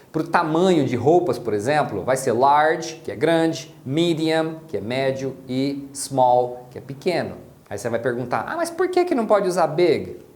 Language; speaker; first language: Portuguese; native; Portuguese